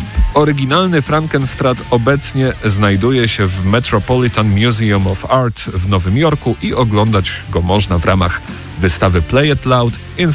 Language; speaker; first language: Polish; native; Polish